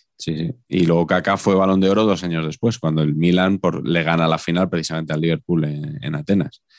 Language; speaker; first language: Spanish; native; Spanish